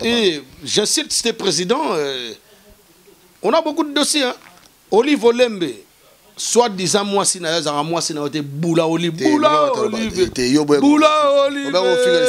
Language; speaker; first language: French; non-native, local second language; Lingala